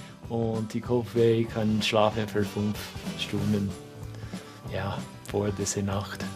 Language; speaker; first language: German; non-native, learner; English